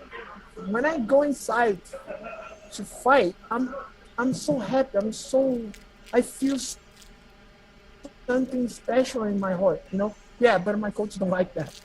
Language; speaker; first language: English; non-native, learner; Portuguese